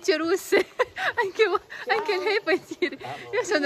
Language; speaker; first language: Italian; non-native, learner; Russian